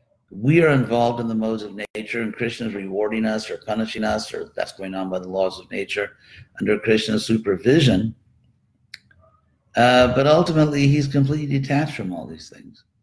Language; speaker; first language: English; native; English